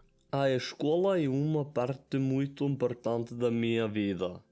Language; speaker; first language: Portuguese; non-native, learner; German